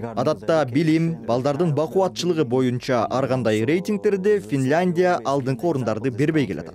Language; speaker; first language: Kyrgyz; native; Kyrgyz